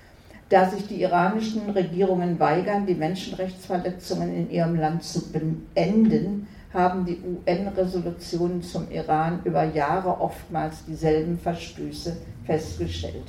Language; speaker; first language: German; native; German